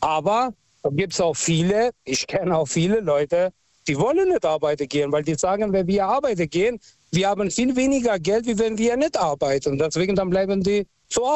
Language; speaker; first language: German; non-native, local second language; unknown